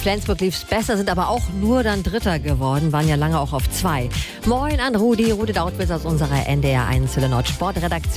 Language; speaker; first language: German; native; German